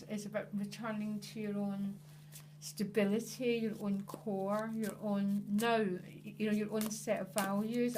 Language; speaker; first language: English; native; English